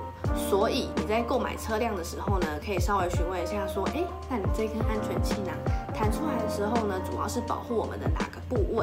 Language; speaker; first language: Chinese; native; Chinese